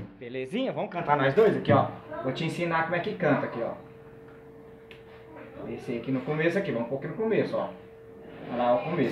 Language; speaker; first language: Portuguese; native; Portuguese